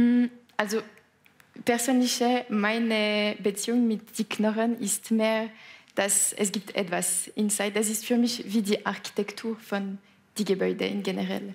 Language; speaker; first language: German; non-native, local second language; French